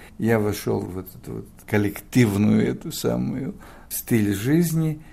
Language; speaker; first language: Russian; non-native, fluent; Greek